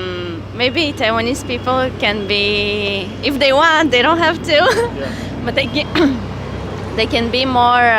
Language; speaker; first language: English; non-native, fluent; Hebrew